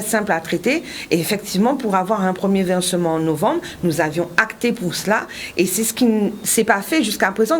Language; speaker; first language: French; native; French